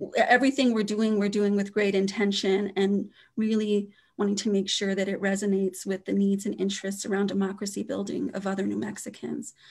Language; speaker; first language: English; native; English